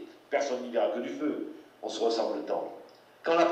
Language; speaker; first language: French; native; French